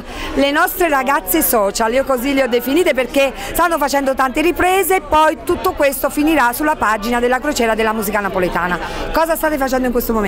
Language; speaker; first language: Italian; native; Italian